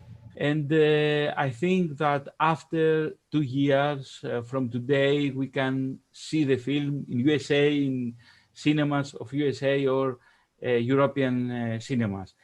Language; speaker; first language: English; non-native, fluent; Greek